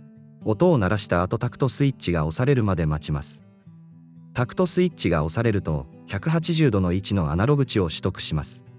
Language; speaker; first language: Japanese; native; Japanese